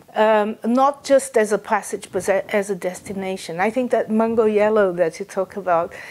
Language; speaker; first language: English; non-native, fluent; Portuguese